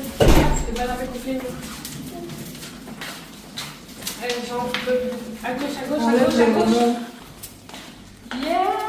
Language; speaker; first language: French; native; French